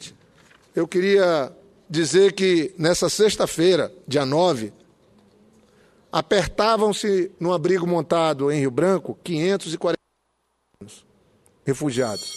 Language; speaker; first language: Portuguese; native; Portuguese